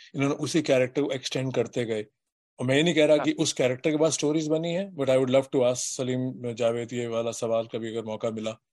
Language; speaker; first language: Hindi; native; Hindi